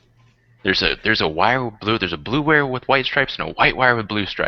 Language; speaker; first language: English; native; English